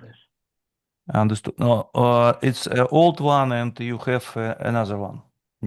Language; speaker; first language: English; non-native, fluent; Russian